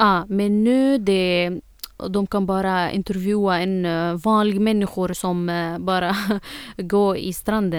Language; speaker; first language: Swedish; non-native, fluent; Arabic